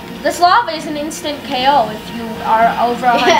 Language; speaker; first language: English; native; English